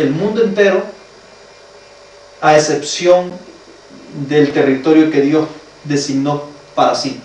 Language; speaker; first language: Spanish; native; Spanish